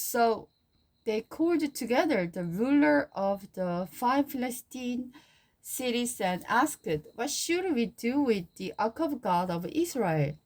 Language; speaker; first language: English; non-native, learner; Korean